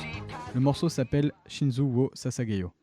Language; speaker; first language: French; native; French